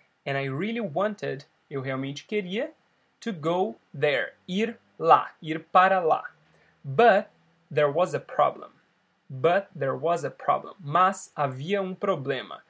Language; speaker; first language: English; non-native, fluent; Portuguese